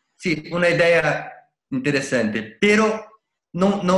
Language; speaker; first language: Spanish; non-native, learner; Portuguese